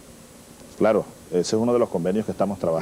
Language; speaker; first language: Spanish; native; Spanish